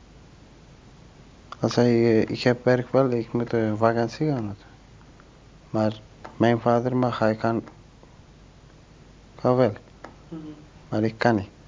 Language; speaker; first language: Dutch; non-native, learner; Turkish